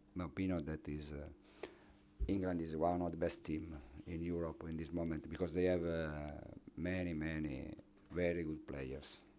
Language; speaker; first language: English; non-native, learner; Italian